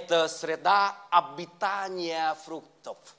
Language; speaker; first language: Russian; non-native, learner; Vietnamese